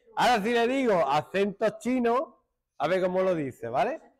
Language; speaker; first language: Spanish; native; Spanish